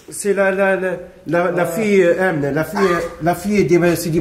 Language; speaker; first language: French; non-native, local second language; Arabic